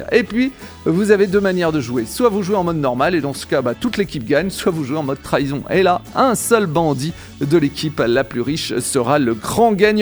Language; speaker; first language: French; native; French